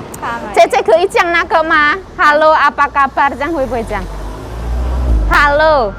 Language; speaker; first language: Chinese; non-native, local second language; Indonesian